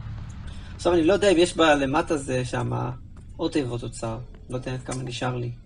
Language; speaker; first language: Hebrew; native; Hebrew